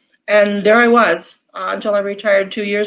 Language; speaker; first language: English; native; English